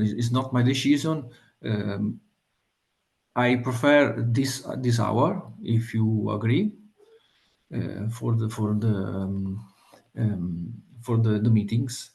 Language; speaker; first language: English; non-native, fluent; Italian